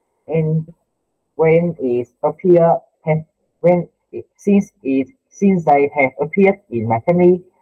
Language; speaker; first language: English; non-native, learner; Vietnamese